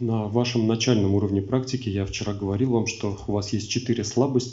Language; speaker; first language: Russian; native; Russian